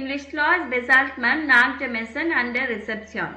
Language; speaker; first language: German; non-native, learner; Tamil